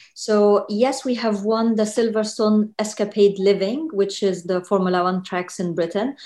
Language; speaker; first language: English; non-native, fluent; Arabic